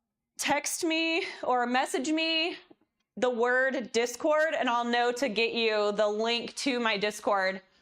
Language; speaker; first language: English; native; English